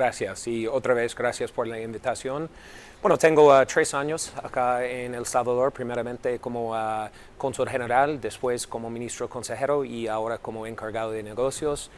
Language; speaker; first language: Spanish; non-native, fluent; English